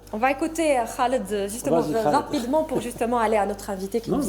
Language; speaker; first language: French; native; French